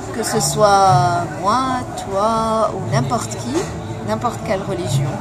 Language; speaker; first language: French; non-native, local second language; Arabic